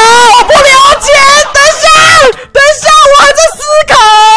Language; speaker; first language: Chinese; native; Chinese